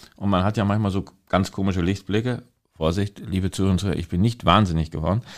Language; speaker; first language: German; native; German